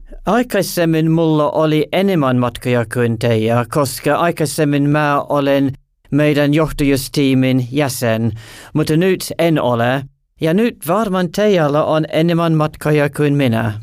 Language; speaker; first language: Finnish; non-native, learner; English